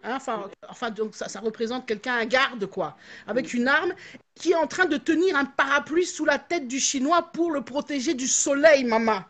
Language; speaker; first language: French; non-native, local second language; Lingala